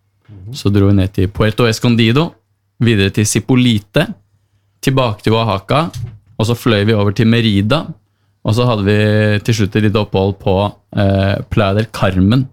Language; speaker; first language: Norwegian; native; Norwegian